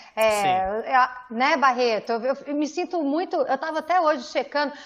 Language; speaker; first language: Portuguese; native; Portuguese